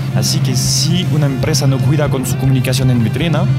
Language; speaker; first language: Spanish; non-native, fluent; French